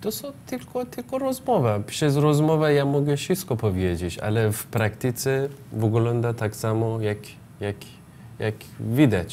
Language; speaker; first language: Polish; non-native, learner; Persian